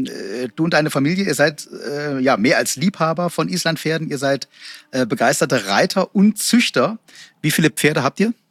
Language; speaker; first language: German; native; German